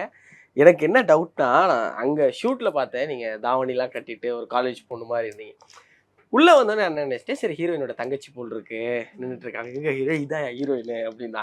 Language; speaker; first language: Tamil; native; Tamil